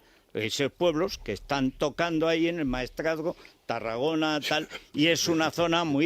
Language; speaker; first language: Spanish; native; Spanish